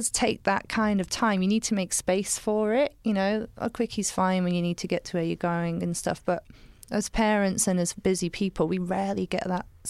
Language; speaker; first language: English; native; English